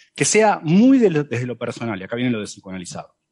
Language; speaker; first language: Spanish; native; Spanish